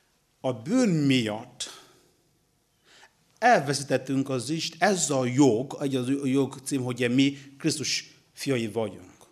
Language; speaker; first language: Hungarian; non-native, learner; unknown